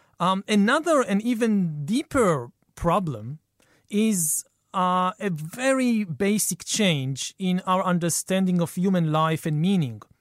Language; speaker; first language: English; non-native, fluent; Hebrew